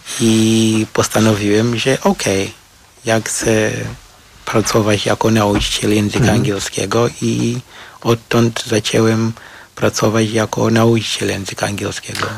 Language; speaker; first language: Polish; non-native, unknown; Shona